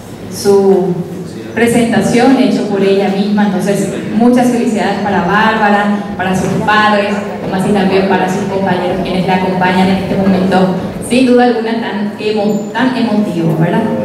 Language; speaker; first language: Spanish; native; Spanish